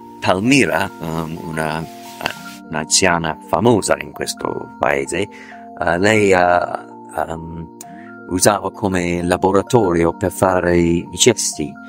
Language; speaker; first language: Italian; non-native, learner; English